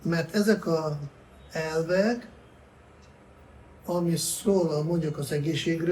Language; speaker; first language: Hungarian; non-native, fluent; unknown